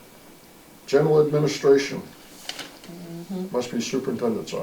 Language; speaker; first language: English; native; English